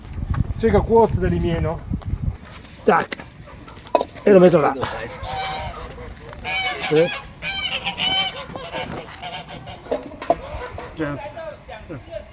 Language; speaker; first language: Chinese; non-native, fluent; Italian